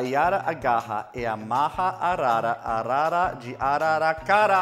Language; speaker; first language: Portuguese; non-native, learner; English